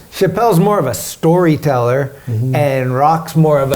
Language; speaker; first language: English; native; English